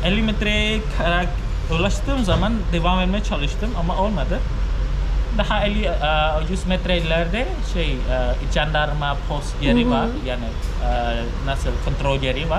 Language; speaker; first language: Turkish; non-native, fluent; Khmer